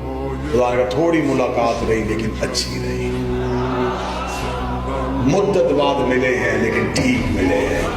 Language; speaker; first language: Urdu; native; Urdu